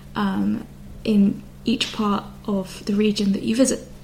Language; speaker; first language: English; native; English